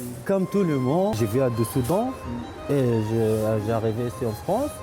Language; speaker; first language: French; non-native, learner; Arabic